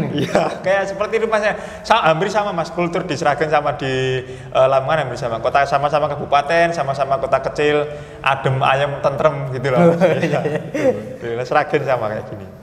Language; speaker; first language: Indonesian; native; Indonesian